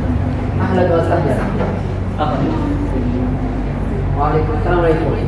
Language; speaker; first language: Arabic; non-native, learner; Indonesian